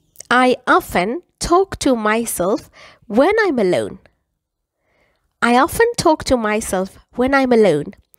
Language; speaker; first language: English; non-native, fluent; Persian